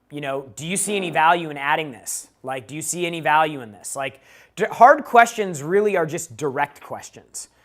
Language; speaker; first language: English; native; English